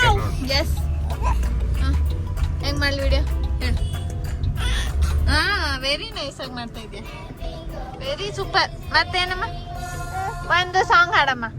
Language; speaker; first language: Kannada; native; Kannada